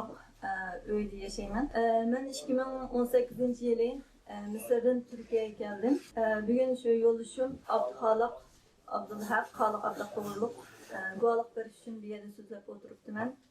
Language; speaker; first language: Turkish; non-native, learner; Uyghur